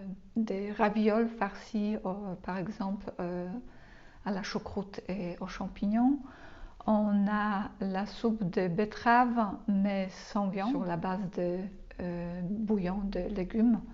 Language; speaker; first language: French; non-native, fluent; Polish